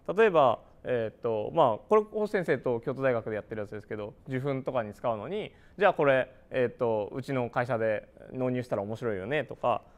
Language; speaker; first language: Japanese; native; Japanese